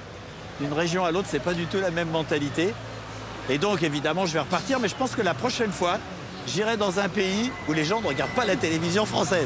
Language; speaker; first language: French; native; French